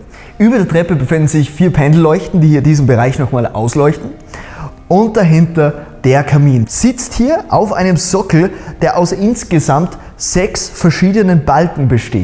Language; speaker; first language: German; native; German